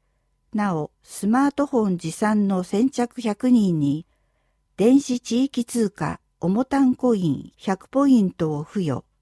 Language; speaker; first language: Japanese; native; Japanese